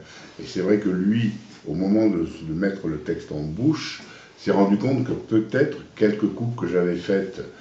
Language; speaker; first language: French; native; French